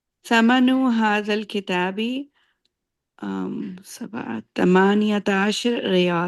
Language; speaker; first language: Arabic; non-native, learner; English